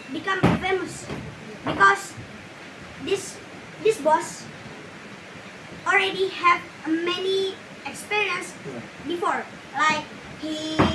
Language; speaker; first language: English; non-native, learner; Indonesian